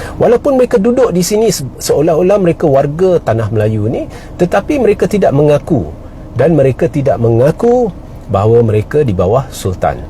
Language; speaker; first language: Malay; native; Malay